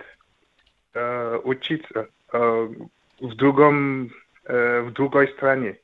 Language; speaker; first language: Russian; non-native, learner; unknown